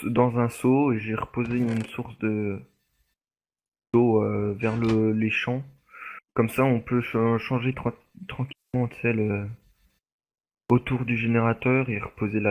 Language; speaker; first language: French; native; French